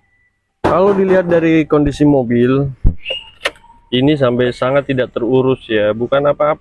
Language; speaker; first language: Indonesian; native; Indonesian